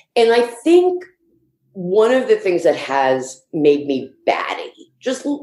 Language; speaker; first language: English; early bilingual, other home language; Swedish